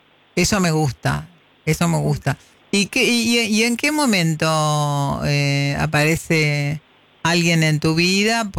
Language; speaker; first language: Spanish; native; Spanish